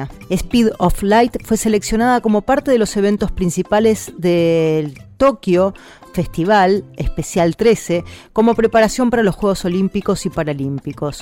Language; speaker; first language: Spanish; native; Spanish